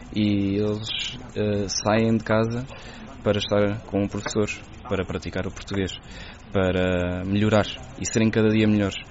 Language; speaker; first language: Portuguese; native; Portuguese